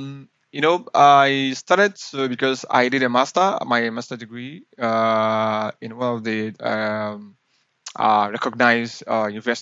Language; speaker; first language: English; non-native, local second language; Yoruba